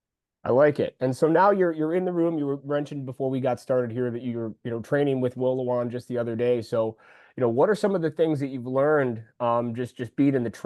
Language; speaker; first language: English; native; English